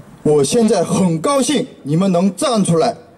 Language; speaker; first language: Chinese; non-native, local second language; Korean